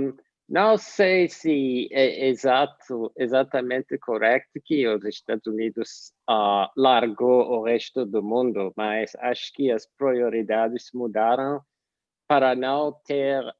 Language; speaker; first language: Portuguese; non-native, fluent; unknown